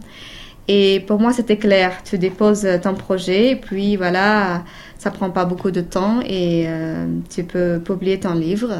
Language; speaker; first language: French; non-native, fluent; Persian